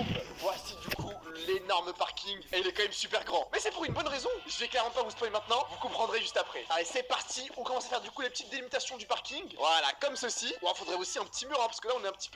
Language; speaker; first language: French; native; French